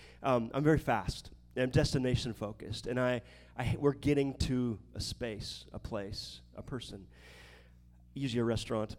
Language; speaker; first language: English; native; English